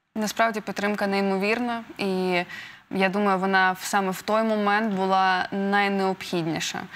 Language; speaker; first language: Ukrainian; native; Ukrainian